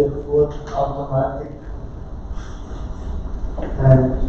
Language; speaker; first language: English; non-native, learner; Portuguese